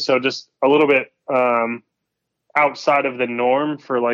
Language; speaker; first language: English; native; English